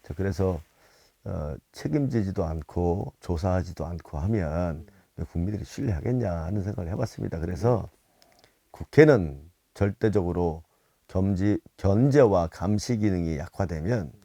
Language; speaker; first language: Korean; native; Korean